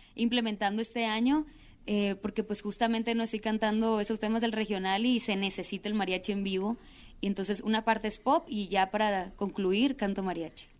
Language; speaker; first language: Spanish; native; Spanish